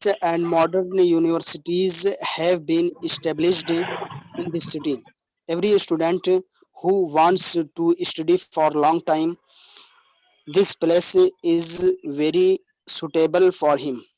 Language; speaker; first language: English; non-native, learner; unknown